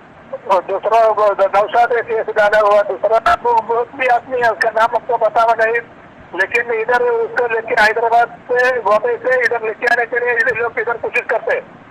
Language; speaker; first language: Hindi; non-native, local second language; Malayalam